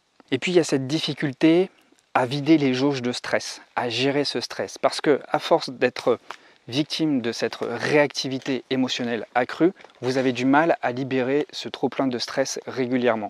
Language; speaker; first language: French; native; French